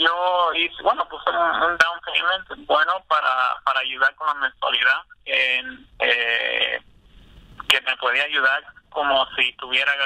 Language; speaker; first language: Spanish; early bilingual, other home language; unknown